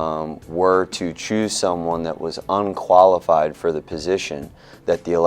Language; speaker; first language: English; native; English